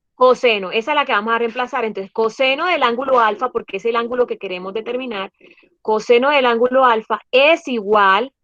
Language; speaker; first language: Spanish; native; Spanish